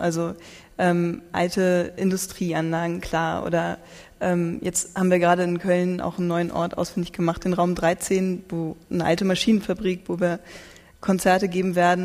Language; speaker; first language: German; native; German